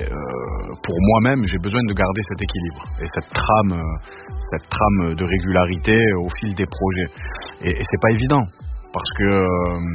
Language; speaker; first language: French; native; French